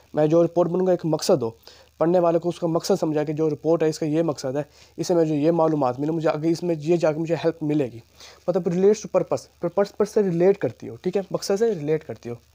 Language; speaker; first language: Urdu; non-native, local second language; Punjabi